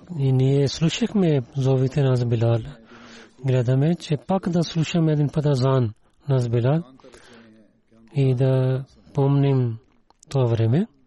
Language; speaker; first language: Bulgarian; non-native, learner; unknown